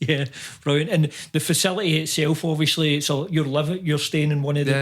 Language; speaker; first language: English; native; English